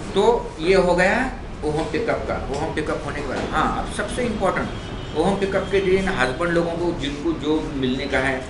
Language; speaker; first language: Hindi; non-native, local second language; Marathi